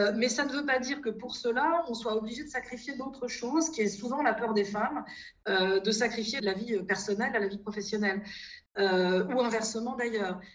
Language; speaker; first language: French; native; French